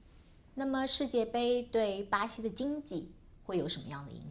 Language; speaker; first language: Chinese; native; Chinese